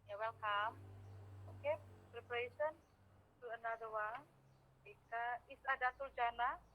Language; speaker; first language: English; non-native, fluent; Indonesian